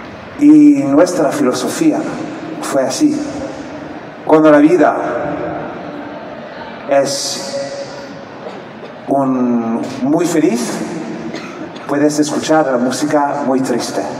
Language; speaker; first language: Spanish; non-native, fluent; French